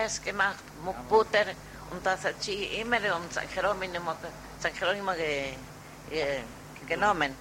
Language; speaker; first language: German; early bilingual, heritage; German